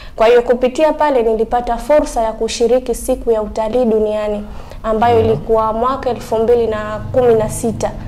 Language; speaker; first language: Swahili; native; Swahili